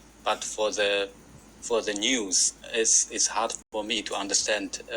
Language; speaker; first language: English; non-native, learner; Chinese